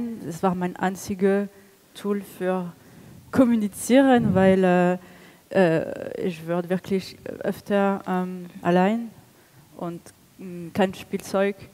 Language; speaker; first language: German; non-native, learner; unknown